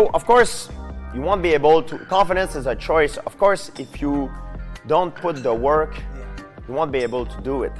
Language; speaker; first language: English; non-native, local second language; French